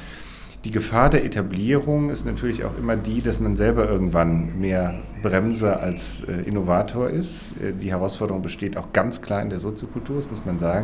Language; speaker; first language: German; native; German